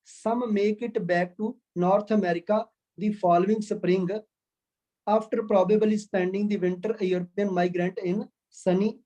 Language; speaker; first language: English; non-native, local second language; Punjabi